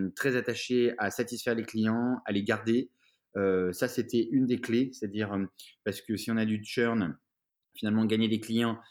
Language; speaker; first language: French; native; French